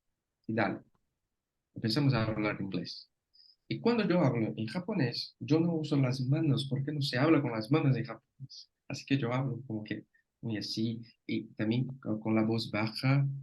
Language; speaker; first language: Spanish; non-native, fluent; Portuguese